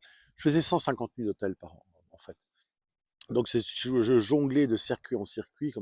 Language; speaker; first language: French; native; French